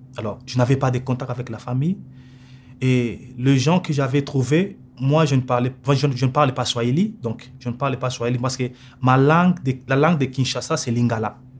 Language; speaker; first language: French; non-native, local second language; Lingala